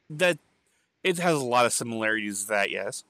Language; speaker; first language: English; native; English